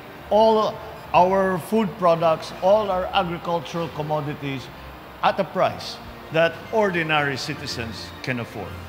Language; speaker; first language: English; non-native, local second language; Filipino